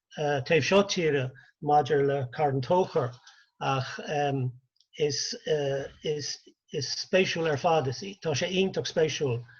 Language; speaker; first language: Irish; native; Irish